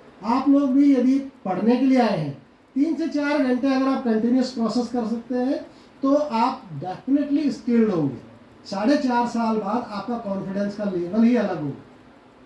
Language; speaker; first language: Hindi; native; Hindi